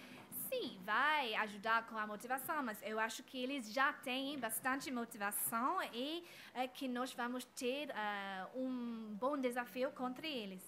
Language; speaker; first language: Portuguese; non-native, fluent; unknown